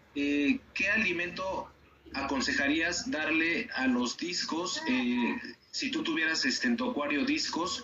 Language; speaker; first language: Spanish; native; Spanish